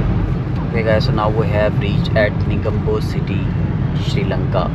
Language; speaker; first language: English; non-native, learner; Urdu